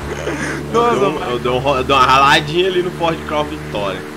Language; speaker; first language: Portuguese; native; Portuguese